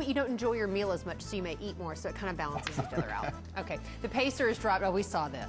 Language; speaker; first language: English; native; English